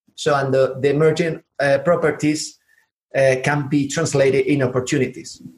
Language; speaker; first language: English; non-native, fluent; Spanish